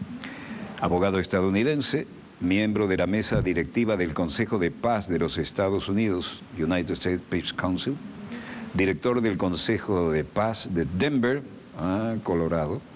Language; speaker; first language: Spanish; native; Spanish